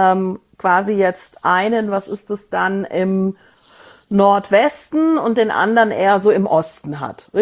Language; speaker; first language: German; native; German